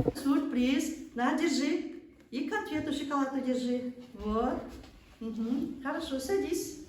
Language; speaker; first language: Russian; non-native, local second language; Kazakh